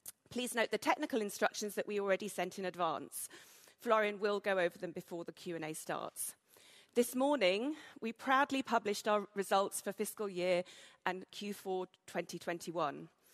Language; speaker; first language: English; native; English